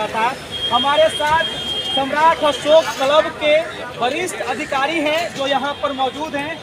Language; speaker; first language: Hindi; native; Hindi